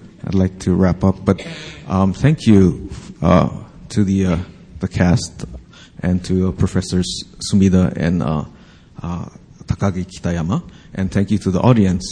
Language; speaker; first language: English; native; English